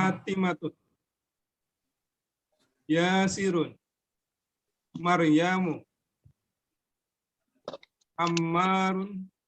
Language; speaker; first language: Arabic; non-native, learner; Indonesian